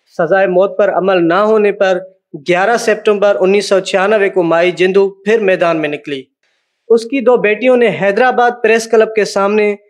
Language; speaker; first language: Urdu; non-native, local second language; Sindhi